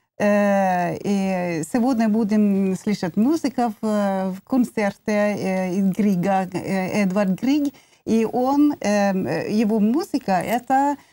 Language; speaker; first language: Russian; non-native, learner; Norwegian